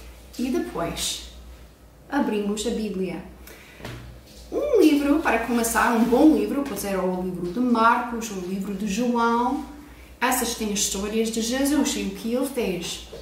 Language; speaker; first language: Portuguese; non-native, fluent; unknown